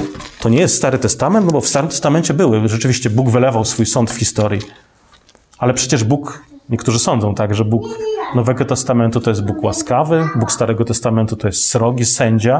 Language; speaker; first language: Polish; native; Polish